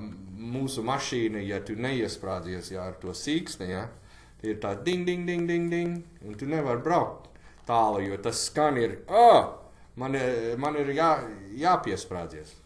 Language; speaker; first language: Latvian; non-native, learner; English